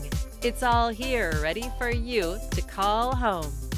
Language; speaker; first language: English; native; English